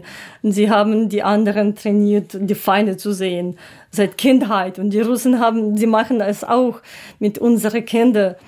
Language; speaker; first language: German; non-native, learner; Ukrainian